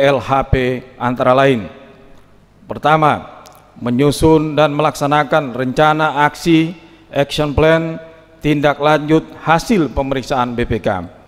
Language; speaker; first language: Indonesian; native; Indonesian